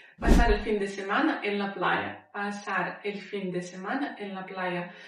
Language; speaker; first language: Spanish; non-native, fluent; Ukrainian